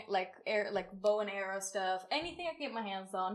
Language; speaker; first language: English; non-native, fluent; Swedish